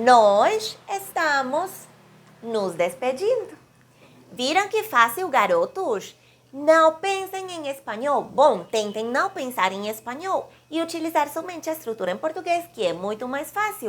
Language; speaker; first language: Portuguese; non-native, fluent; Spanish